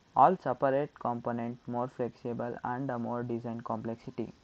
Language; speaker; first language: English; non-native, local second language; Kannada